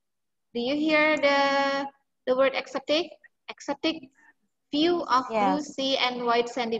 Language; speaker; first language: English; non-native, fluent; Indonesian